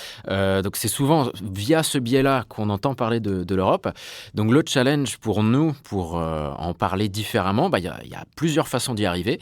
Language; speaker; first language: French; native; French